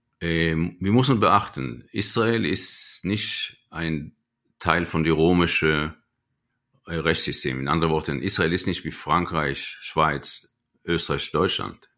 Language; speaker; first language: German; non-native, fluent; Hebrew